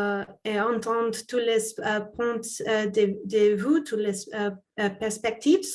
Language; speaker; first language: French; non-native, fluent; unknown